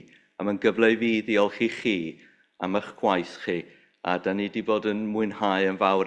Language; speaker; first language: Welsh; native; Welsh